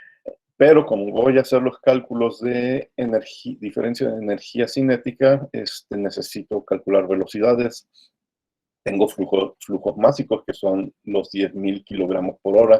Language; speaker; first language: Spanish; native; Spanish